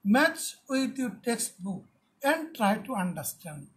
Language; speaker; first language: English; non-native, local second language; Bangla